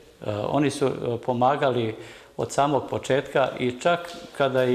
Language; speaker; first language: Russian; non-native, learner; Serbian